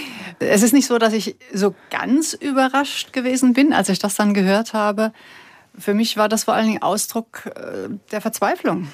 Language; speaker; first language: German; native; German